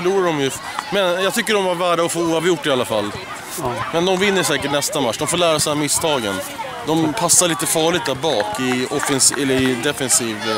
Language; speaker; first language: Swedish; native; Swedish